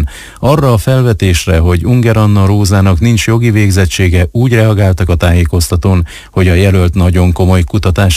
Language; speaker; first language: Hungarian; native; Hungarian